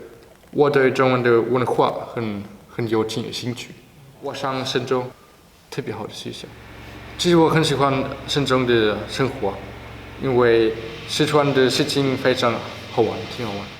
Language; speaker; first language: Chinese; non-native, learner; German